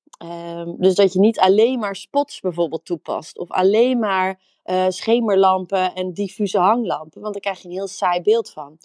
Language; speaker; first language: Dutch; native; Dutch